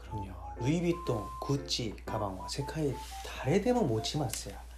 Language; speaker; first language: Japanese; non-native, learner; Korean